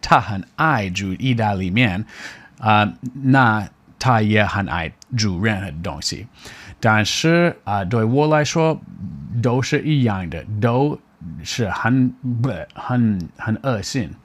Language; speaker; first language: Chinese; non-native, fluent; English